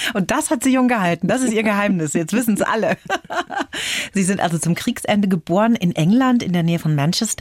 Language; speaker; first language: German; native; German